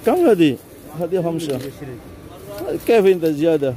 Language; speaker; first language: Arabic; non-native, learner; Indonesian